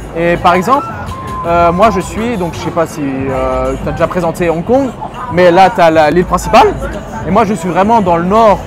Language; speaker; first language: French; native; French